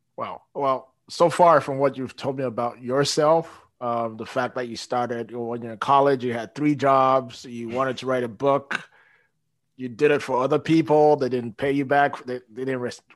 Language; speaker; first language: English; native; English